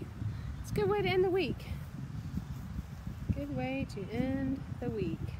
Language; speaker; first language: English; native; English